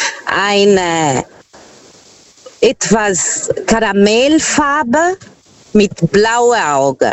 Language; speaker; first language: German; non-native, fluent; Portuguese